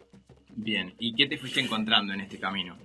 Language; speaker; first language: Spanish; native; Spanish